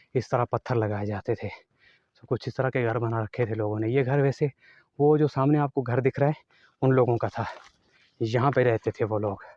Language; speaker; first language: Urdu; non-native, local second language; Northern Hindko